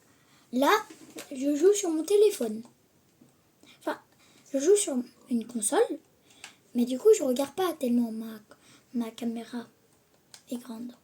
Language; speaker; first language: French; native; French